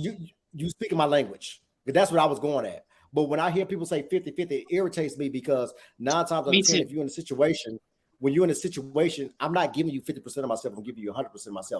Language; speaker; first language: English; native; English